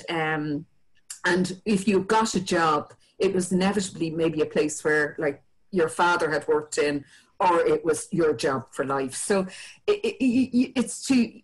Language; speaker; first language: English; native; English